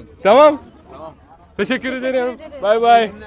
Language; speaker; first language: Turkish; non-native, learner; Arabic